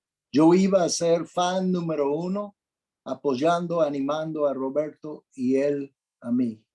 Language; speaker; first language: Spanish; non-native, fluent; English